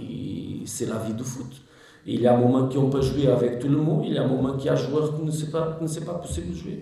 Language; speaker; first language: French; non-native, learner; Portuguese